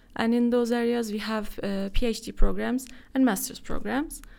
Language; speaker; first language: English; non-native, fluent; Turkish